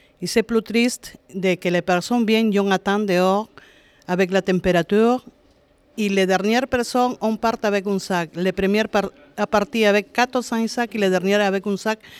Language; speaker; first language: French; non-native, fluent; Spanish